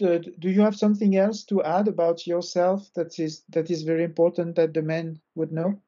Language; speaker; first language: English; non-native, fluent; French